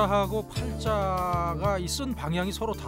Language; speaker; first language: Korean; native; Korean